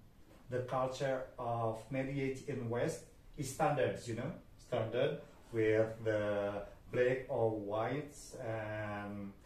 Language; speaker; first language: English; non-native, fluent; Indonesian